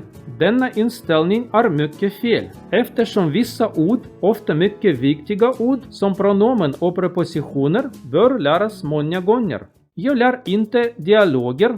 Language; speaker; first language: Swedish; non-native, learner; Russian